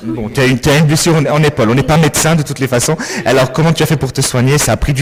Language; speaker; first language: French; native; French